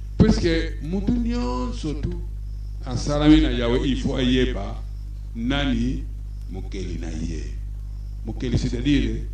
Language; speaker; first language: Lingala; non-native, local second language; Kongo